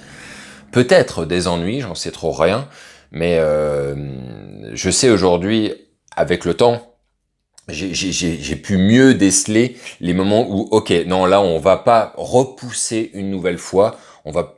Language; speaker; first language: French; native; French